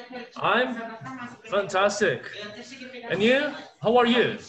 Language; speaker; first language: English; non-native, fluent; Portuguese